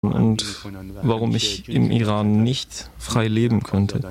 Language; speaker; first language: German; non-native, learner; Persian